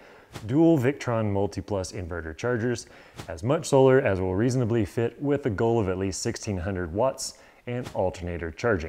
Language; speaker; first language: English; native; English